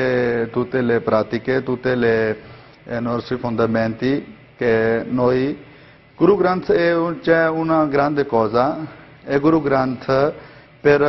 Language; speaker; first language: Italian; non-native, learner; Punjabi